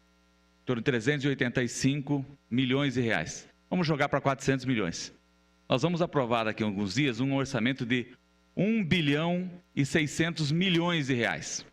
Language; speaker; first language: Portuguese; native; Portuguese